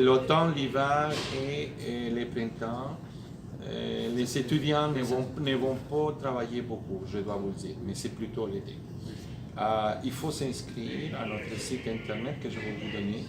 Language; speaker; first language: French; native; French